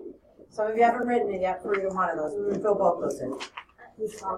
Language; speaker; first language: English; native; English